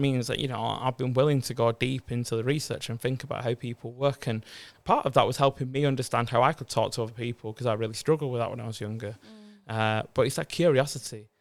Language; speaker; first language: English; native; English